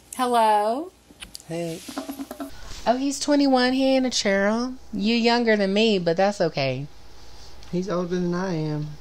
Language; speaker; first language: English; native; English